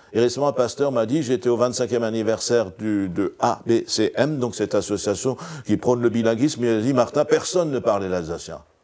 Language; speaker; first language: French; non-native, local second language; Swiss German